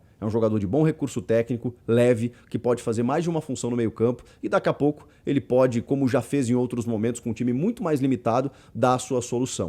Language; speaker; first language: Portuguese; native; Portuguese